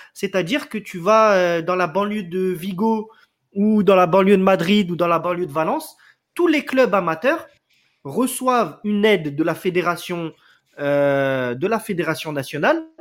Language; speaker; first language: French; native; French